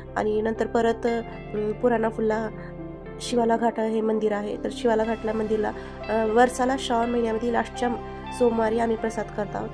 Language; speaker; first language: Marathi; early bilingual, heritage; Marathi